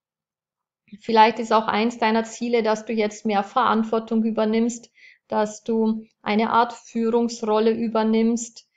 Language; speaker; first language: German; native; German